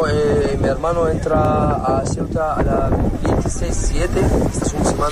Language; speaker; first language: Spanish; non-native, learner; Arabic